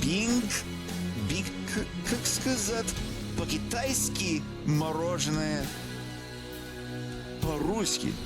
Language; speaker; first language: Russian; non-native, learner; English